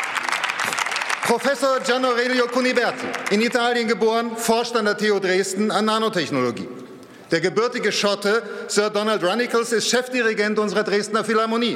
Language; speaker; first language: German; native; German